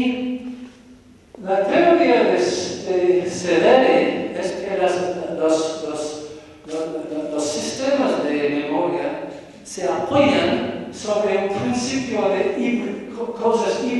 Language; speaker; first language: Spanish; non-native, fluent; English